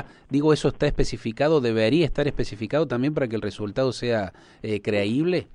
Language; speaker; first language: Spanish; native; Spanish